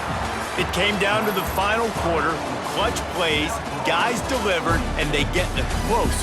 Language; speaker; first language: English; native; English